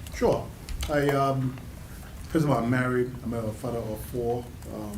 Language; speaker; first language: English; early bilingual, other home language; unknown